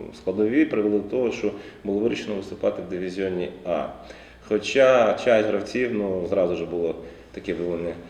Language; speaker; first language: Ukrainian; native; Ukrainian